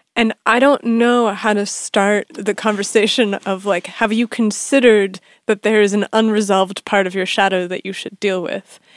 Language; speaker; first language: English; native; English